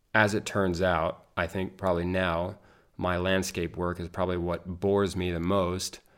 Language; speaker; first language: English; native; English